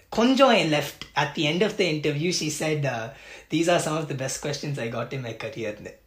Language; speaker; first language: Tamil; early bilingual, heritage; Tamil